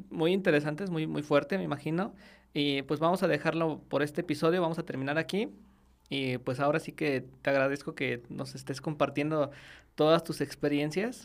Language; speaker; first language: Spanish; native; Spanish